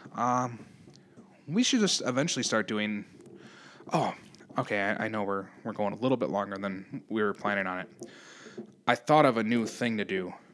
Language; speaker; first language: English; native; English